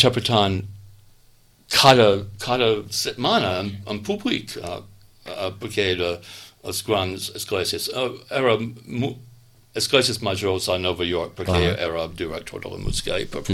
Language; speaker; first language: Catalan; non-native, learner; English